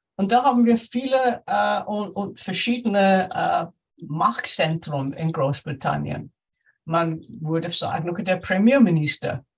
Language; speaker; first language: German; non-native, fluent; English